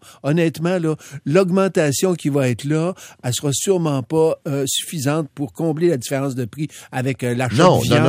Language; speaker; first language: French; native; French